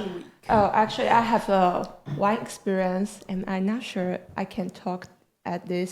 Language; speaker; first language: English; non-native, learner; Chinese